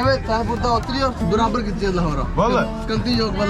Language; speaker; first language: Turkish; non-native, learner; Punjabi